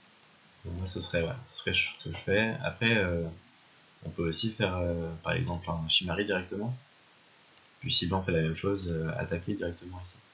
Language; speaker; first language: French; native; French